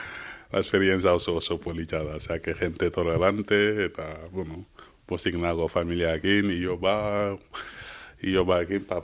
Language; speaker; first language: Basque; non-native, learner; Serer